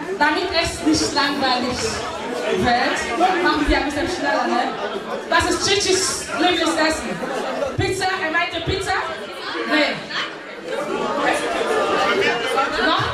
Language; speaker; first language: German; non-native, fluent; Igbo